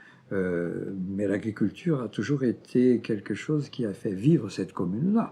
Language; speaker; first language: French; non-native, fluent; Portuguese